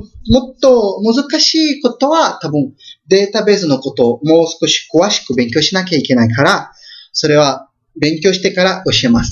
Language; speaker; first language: Japanese; non-native, fluent; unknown